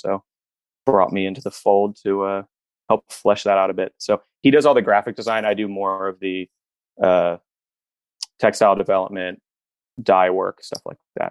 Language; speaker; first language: English; native; English